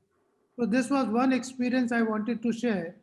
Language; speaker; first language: English; non-native, local second language; Hindi